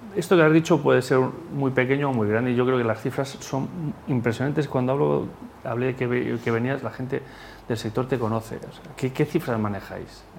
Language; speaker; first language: Spanish; native; Spanish